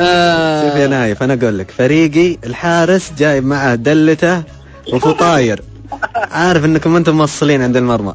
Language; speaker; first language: Arabic; native; Arabic